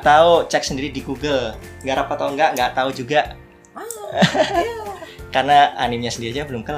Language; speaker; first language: Indonesian; native; Indonesian